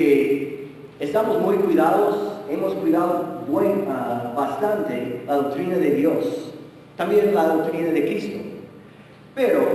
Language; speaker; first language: Spanish; non-native, fluent; English